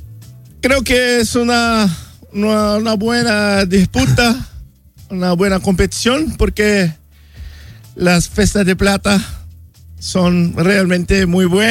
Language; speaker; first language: Spanish; non-native, learner; Portuguese